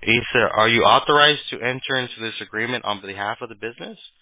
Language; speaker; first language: English; early bilingual, other home language; Spanish